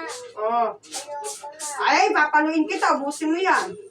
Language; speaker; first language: Filipino; native; Filipino